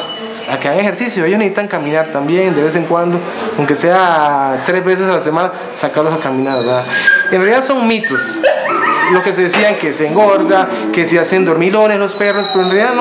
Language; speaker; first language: Spanish; native; Spanish